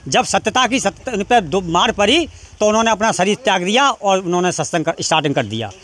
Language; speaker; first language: Hindi; native; Hindi